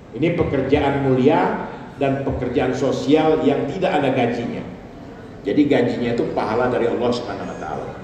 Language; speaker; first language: Indonesian; non-native, local second language; Minangkabau